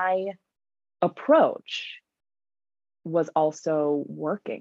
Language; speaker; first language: English; native; English